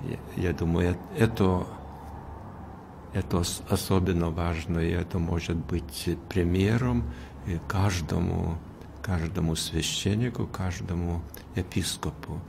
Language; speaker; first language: Russian; non-native, fluent; Lithuanian